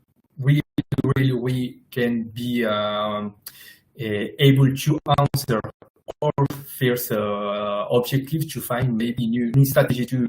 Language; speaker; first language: English; non-native, fluent; Spanish